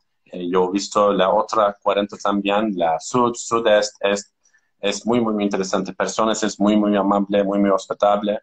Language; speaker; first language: Spanish; non-native, learner; Turkish